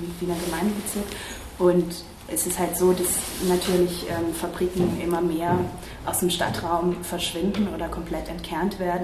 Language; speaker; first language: German; native; German